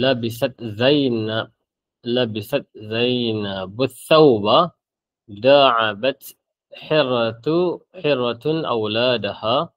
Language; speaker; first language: Arabic; non-native, fluent; Malay